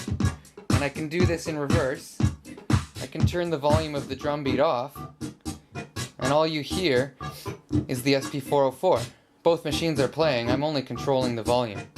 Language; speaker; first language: English; native; English